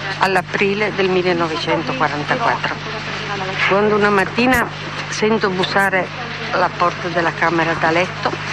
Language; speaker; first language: Italian; non-native, local second language; Slovenian